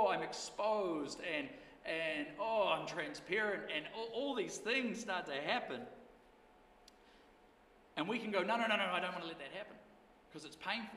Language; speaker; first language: English; native; English